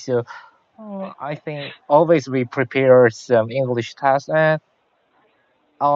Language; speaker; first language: English; non-native, learner; Korean